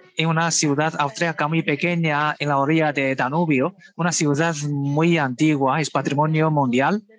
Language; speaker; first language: Spanish; non-native, fluent; Chinese